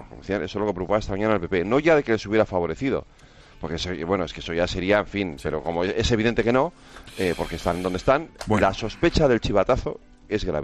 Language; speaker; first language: Spanish; native; Spanish